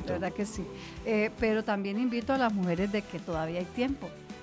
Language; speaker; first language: Spanish; native; Spanish